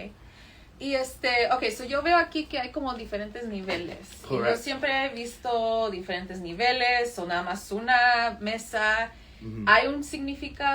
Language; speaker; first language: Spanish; early bilingual, heritage; Spanish